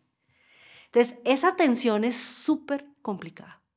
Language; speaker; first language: Spanish; native; Spanish